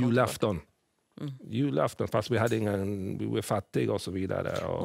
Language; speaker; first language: Swedish; early bilingual, other home language; English